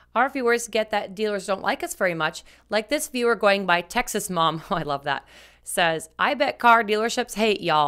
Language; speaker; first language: English; native; English